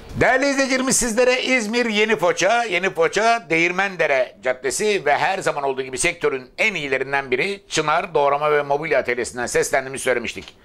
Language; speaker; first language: Turkish; native; Turkish